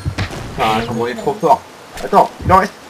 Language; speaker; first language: French; native; French